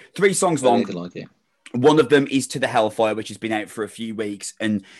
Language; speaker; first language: English; native; English